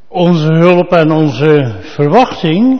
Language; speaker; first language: Dutch; native; Dutch